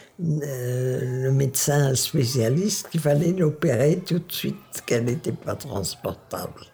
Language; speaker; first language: French; non-native, local second language; Dutch